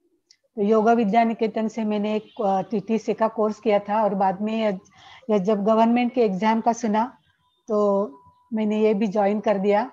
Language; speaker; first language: Hindi; non-native, local second language; Marathi